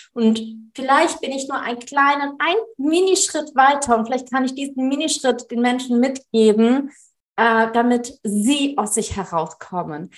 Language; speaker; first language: German; early bilingual, other home language; Tamil